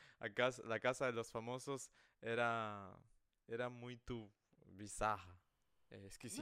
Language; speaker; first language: Portuguese; non-native, fluent; Spanish